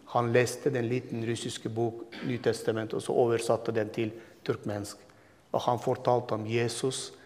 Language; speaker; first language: Norwegian; non-native, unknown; Turkmen